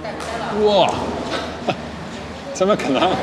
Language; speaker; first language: Chinese; non-native, fluent; Dutch